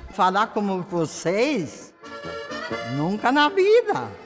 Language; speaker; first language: Portuguese; non-native, local second language; German